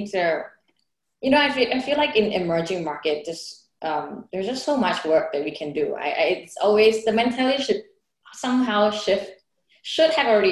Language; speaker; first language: English; non-native, fluent; Thai